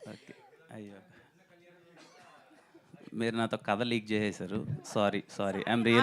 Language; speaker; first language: Telugu; native; Telugu